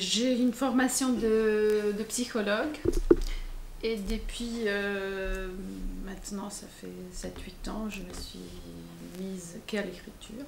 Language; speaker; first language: French; non-native, fluent; Italian